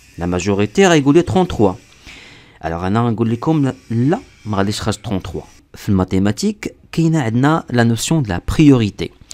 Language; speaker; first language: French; non-native, local second language; Arabic